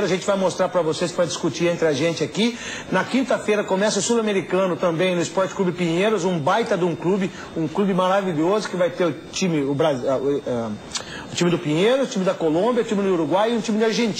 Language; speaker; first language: Portuguese; native; Portuguese